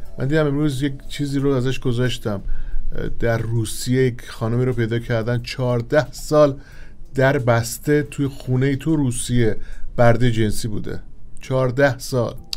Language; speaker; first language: Persian; native; Persian